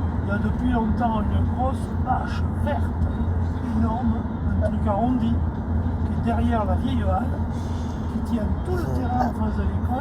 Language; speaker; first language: French; native; French